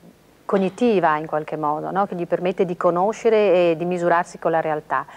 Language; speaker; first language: Italian; native; Italian